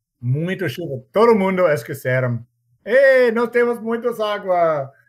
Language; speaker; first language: Portuguese; non-native, learner; English